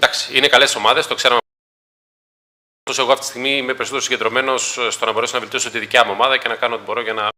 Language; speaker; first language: Greek; native; Greek